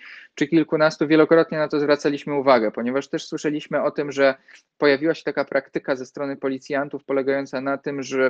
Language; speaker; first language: Polish; native; Polish